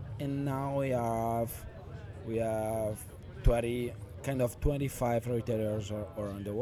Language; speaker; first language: English; non-native, learner; Italian